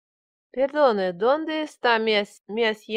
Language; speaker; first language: Spanish; non-native, learner; Russian